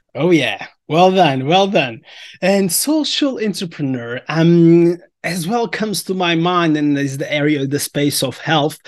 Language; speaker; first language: English; non-native, fluent; Portuguese